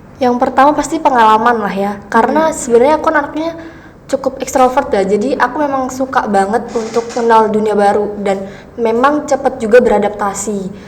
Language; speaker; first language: Indonesian; native; Indonesian